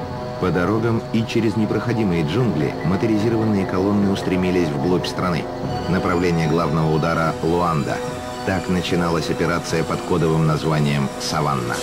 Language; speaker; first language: Russian; native; Russian